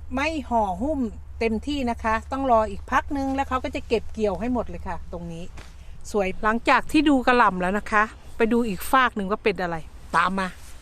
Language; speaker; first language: Thai; native; Thai